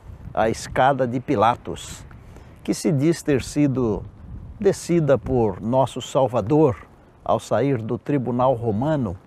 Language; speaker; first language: Portuguese; native; Portuguese